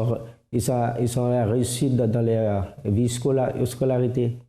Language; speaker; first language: French; non-native, fluent; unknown